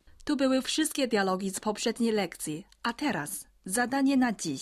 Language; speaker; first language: Polish; non-native, fluent; Chinese